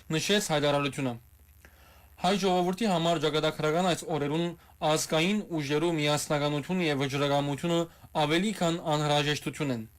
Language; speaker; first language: Armenian; early bilingual, heritage; Armenian